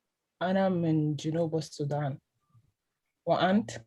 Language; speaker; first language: Arabic; non-native, learner; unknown